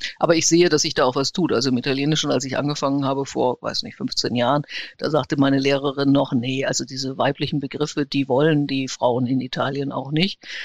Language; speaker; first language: German; native; German